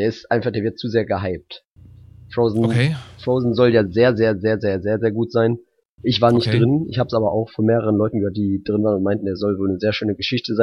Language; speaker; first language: German; native; German